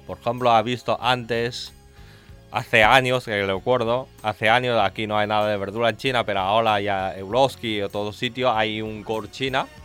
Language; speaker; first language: Spanish; non-native, learner; Chinese